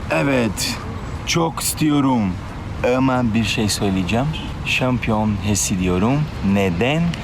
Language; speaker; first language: Turkish; non-native, learner; Portuguese